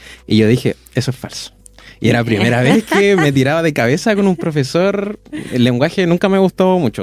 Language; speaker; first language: Spanish; native; Spanish